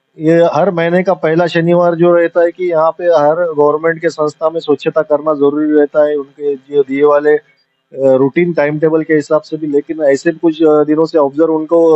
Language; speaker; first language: Hindi; non-native, local second language; Marathi